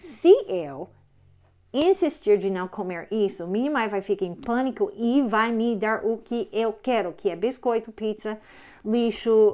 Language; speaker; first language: Portuguese; non-native, learner; English